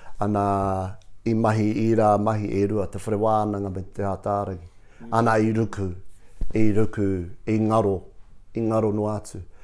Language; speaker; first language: Māori; non-native, local second language; English